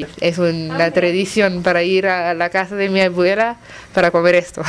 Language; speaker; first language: Spanish; non-native, learner; Tamil